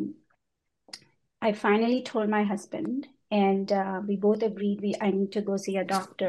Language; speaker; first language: English; non-native, local second language; Hindi